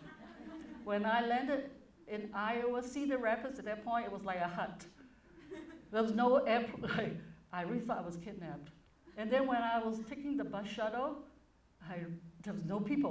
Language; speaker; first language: English; non-native, local second language; Cantonese